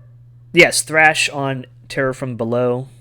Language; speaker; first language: English; native; English